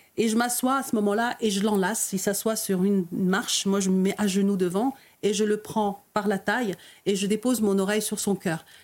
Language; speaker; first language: French; early bilingual, other home language; Arabic